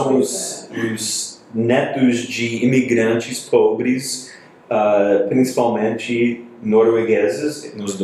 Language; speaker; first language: Portuguese; non-native, fluent; English